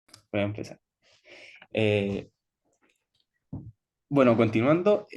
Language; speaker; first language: Spanish; native; Spanish